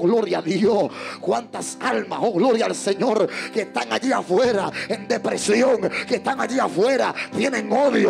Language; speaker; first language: Spanish; native; Spanish